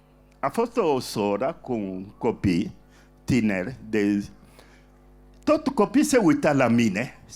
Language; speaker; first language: Romanian; non-native, fluent; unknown